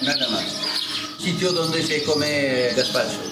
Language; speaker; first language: Spanish; non-native, learner; French